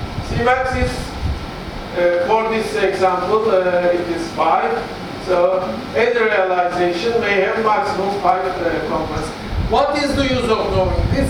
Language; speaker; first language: English; non-native, fluent; Turkish